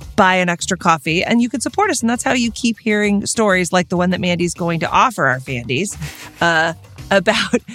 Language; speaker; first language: English; native; English